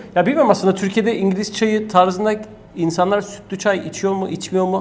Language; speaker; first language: Turkish; early bilingual, heritage; Turkish